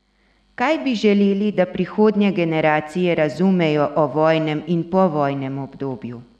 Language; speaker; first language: Slovenian; native; Slovenian